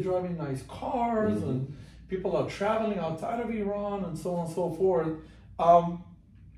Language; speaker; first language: English; non-native, fluent; Persian